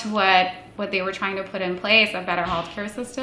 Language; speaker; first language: English; non-native, local second language; Hindi